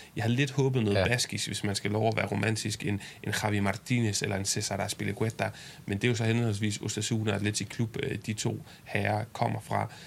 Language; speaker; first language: Danish; native; Danish